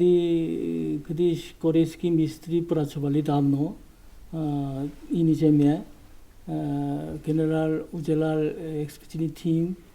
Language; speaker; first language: Czech; non-native, learner; Korean